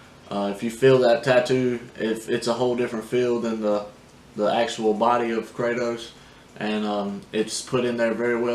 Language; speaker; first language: English; native; English